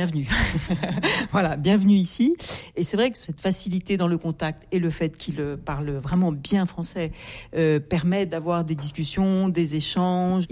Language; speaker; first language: French; native; French